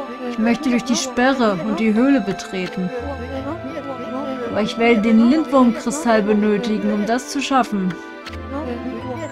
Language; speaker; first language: German; native; German